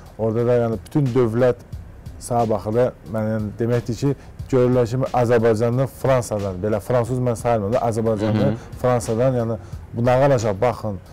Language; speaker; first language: Azerbaijani; early bilingual, heritage; Azerbaijani